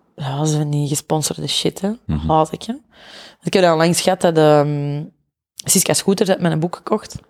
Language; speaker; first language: Dutch; native; Dutch